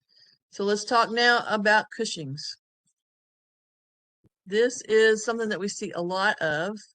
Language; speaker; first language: English; native; English